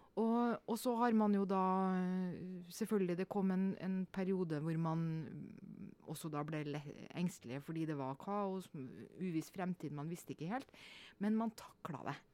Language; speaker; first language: Norwegian; native; Norwegian